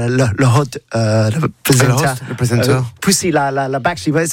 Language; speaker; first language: French; non-native, learner; English